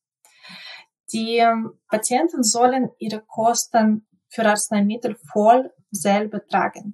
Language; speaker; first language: German; non-native, fluent; Ukrainian